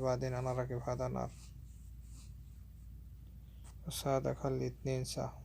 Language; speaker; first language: Arabic; non-native, learner; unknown